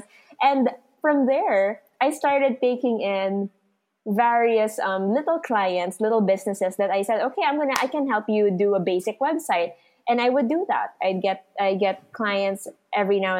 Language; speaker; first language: English; non-native, local second language; Filipino